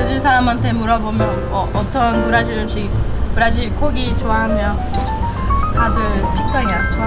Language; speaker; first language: Korean; non-native, fluent; Portuguese